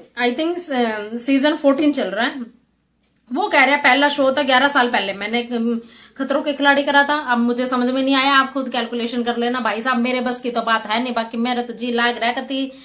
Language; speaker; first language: Hindi; native; Hindi